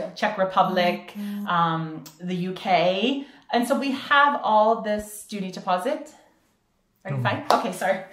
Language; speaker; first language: English; native; English